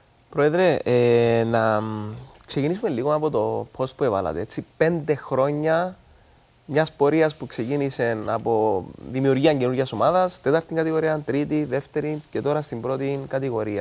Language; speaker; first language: Greek; native; Greek